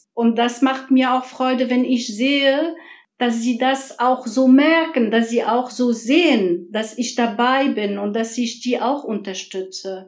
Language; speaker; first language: German; non-native, fluent; Arabic